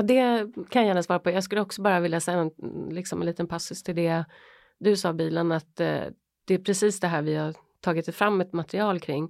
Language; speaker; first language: Swedish; native; Swedish